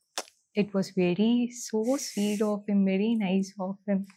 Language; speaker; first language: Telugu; non-native, learner; Tamil